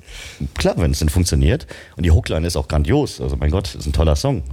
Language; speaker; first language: German; native; German